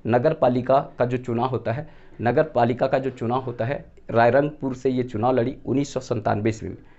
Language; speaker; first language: Hindi; native; Hindi